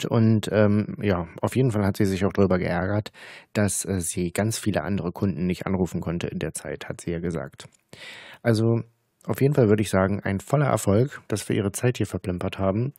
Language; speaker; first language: German; native; German